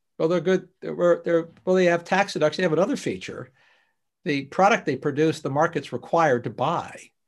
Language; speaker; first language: English; native; English